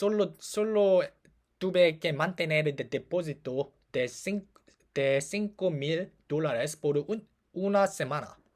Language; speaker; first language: Spanish; non-native, learner; Korean